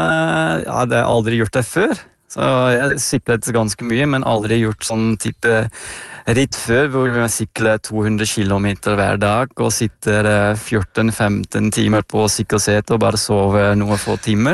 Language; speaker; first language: Norwegian; non-native, fluent; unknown